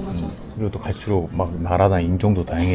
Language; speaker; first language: Korean; native; Korean